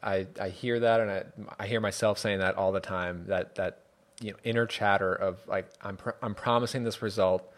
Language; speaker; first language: English; native; English